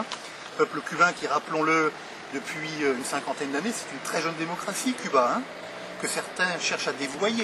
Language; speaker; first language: French; native; French